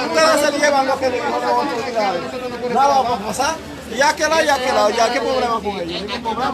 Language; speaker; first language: Spanish; non-native, learner; Haitian Creole